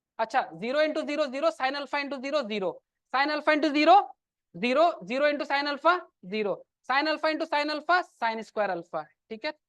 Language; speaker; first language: Hindi; non-native, local second language; Assamese